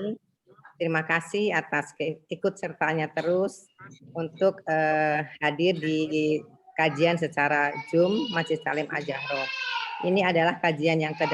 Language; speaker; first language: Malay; non-native, local second language; Sundanese